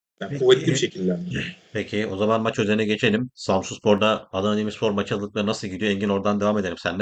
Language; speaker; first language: Turkish; native; Turkish